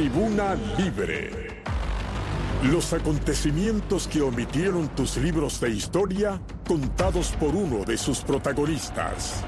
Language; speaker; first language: Spanish; native; Spanish